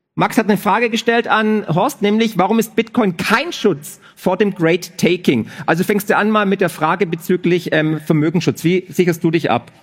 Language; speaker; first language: German; native; German